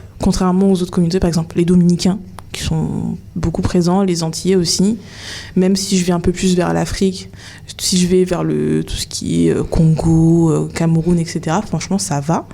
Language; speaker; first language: French; native; French